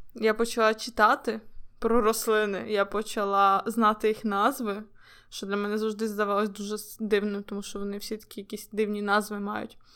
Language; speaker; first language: Ukrainian; native; Ukrainian